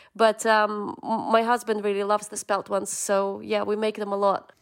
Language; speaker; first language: English; non-native, fluent; Russian